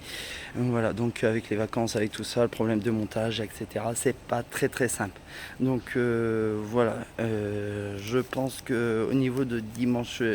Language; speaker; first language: French; native; French